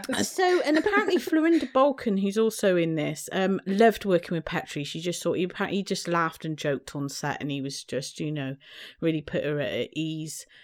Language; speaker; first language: English; native; English